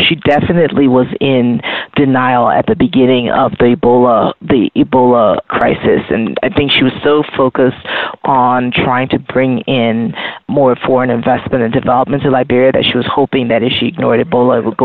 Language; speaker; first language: English; native; English